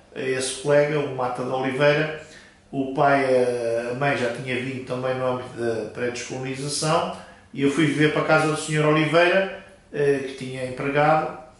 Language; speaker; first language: Portuguese; native; Portuguese